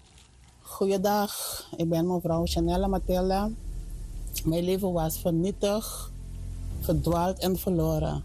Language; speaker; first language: Dutch; non-native, learner; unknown